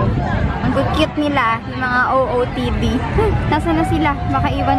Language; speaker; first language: Filipino; native; Filipino